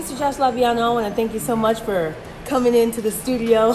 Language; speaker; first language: English; native; English